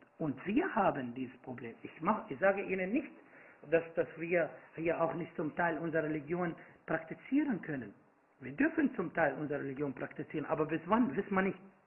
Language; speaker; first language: German; non-native, fluent; Arabic